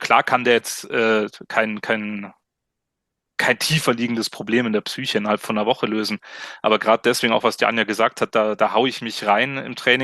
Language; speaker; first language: German; native; German